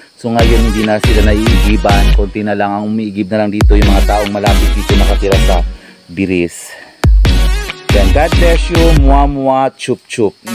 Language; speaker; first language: Filipino; non-native, local second language; Bikol